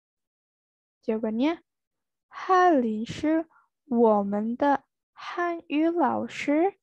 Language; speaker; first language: Chinese; non-native, fluent; Indonesian